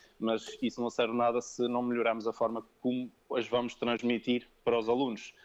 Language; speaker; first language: Portuguese; early bilingual, other home language; French